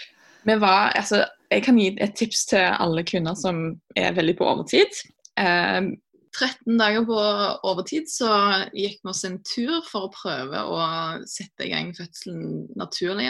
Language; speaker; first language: Norwegian; native; Norwegian